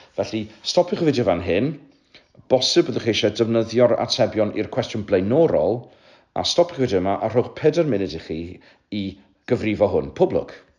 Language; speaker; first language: Welsh; native; Welsh